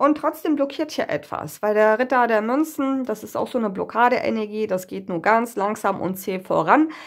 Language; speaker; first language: German; native; German